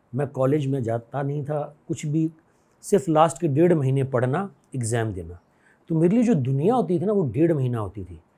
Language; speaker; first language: Hindi; native; Hindi